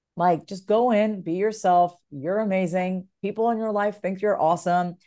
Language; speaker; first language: English; native; English